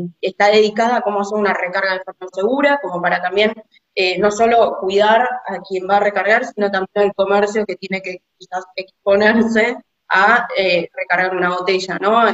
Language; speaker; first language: Spanish; native; Spanish